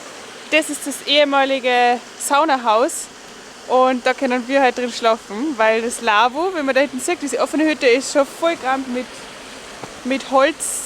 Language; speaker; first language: German; native; German